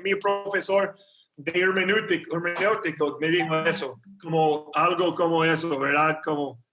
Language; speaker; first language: Spanish; non-native, learner; English